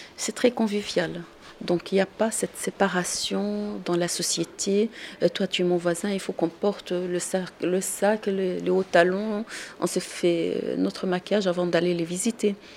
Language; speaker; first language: French; non-native, local second language; Arabic